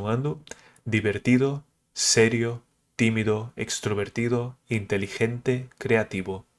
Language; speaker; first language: Spanish; early bilingual, other home language; Portuguese